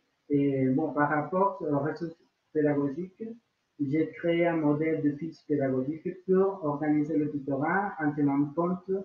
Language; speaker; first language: French; non-native, learner; Spanish